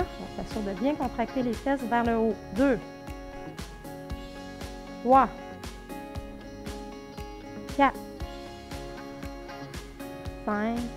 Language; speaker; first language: French; native; French